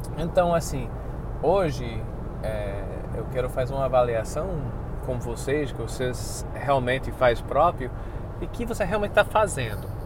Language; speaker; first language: Portuguese; non-native, fluent; English